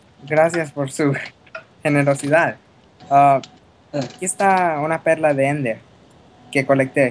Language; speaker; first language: Spanish; early bilingual, heritage; Spanish